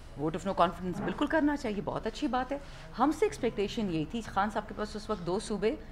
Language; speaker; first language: Urdu; non-native, local second language; Pashto